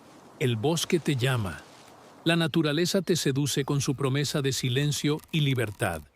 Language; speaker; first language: Spanish; native; Spanish